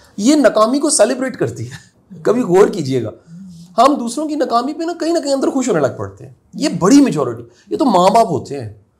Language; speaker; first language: Urdu; non-native, local second language; Punjabi